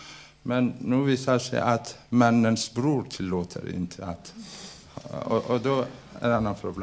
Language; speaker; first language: Swedish; non-native, fluent; Persian